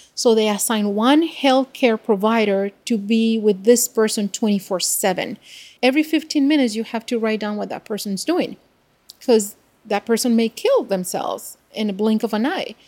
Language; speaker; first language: English; non-native, fluent; Spanish